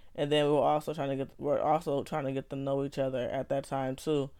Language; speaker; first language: English; native; English